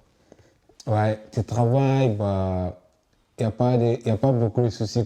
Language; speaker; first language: French; non-native, local second language; Bambara